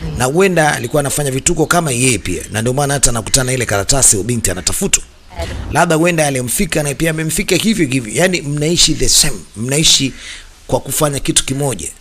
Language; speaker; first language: Swahili; native; Swahili